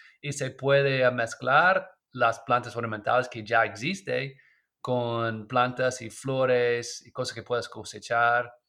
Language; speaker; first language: Spanish; non-native, learner; English